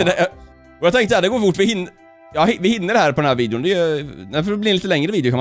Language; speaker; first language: Swedish; native; Swedish